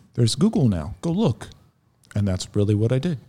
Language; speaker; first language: English; native; English